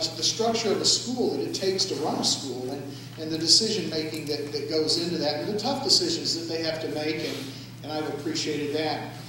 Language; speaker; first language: English; native; English